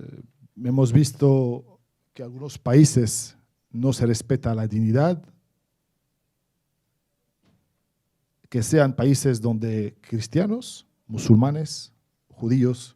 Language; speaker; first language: Spanish; non-native, fluent; Arabic